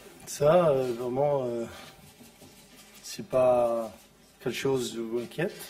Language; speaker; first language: French; non-native, learner; Arabic